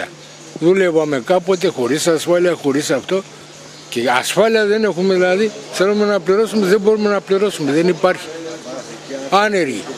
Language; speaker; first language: Greek; non-native, local second language; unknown